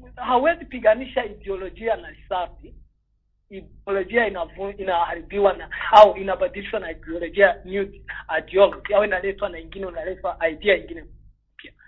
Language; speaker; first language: Swahili; non-native, local second language; Kinyarwanda